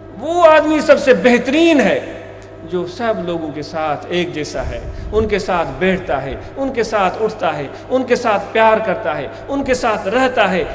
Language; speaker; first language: Urdu; non-native, local second language; Sindhi